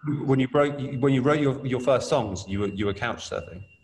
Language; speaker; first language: English; native; English